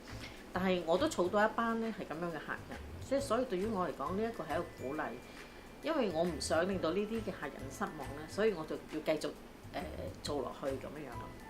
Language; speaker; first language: Cantonese; native; Cantonese